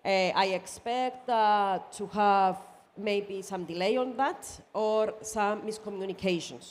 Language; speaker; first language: English; non-native, fluent; Greek